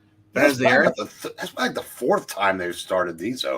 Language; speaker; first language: English; native; English